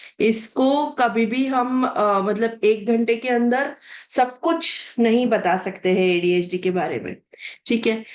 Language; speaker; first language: Hindi; non-native, local second language; Marathi